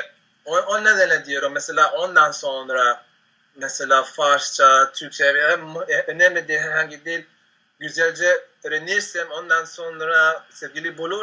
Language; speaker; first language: Turkish; non-native, learner; Spanish